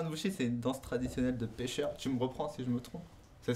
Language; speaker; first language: French; native; French